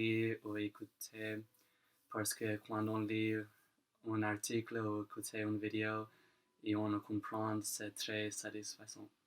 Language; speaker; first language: French; non-native, learner; English